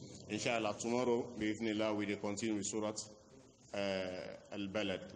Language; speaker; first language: English; non-native, local second language; Krio